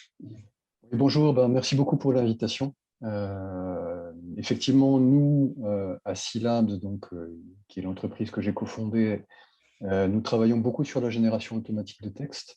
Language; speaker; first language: French; native; French